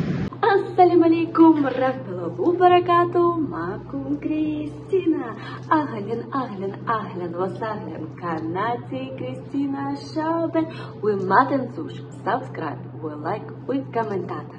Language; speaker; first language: Arabic; non-native, learner; Russian